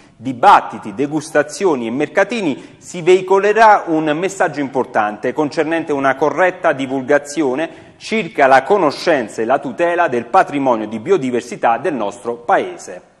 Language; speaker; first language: Italian; early bilingual, other home language; Spanish